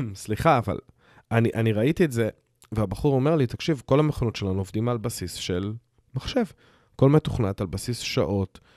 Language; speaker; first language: Hebrew; early bilingual, heritage; Hebrew